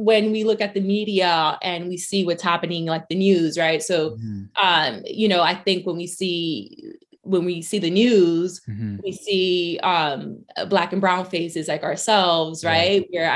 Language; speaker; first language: English; early bilingual, other home language; Spanish